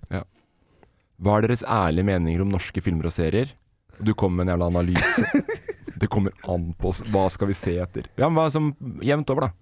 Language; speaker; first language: Norwegian; native; Norwegian